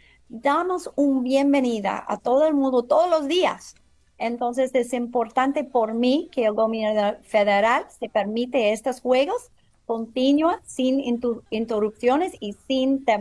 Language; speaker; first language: Spanish; early bilingual, heritage; English